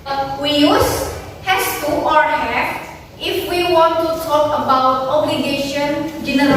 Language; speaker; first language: English; non-native, fluent; Indonesian